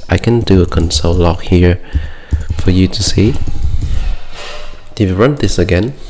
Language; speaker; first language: English; non-native, fluent; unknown